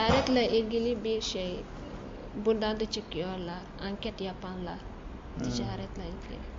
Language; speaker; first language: Turkish; non-native, learner; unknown